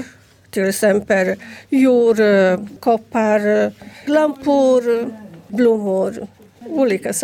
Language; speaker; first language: Swedish; non-native, learner; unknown